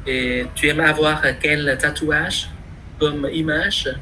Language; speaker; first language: French; non-native, fluent; Vietnamese